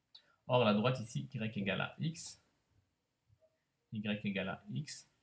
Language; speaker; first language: French; native; French